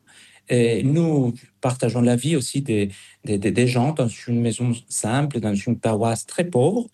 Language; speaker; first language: French; non-native, fluent; Spanish